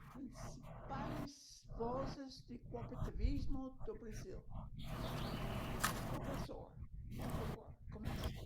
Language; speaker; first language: Portuguese; non-native, learner; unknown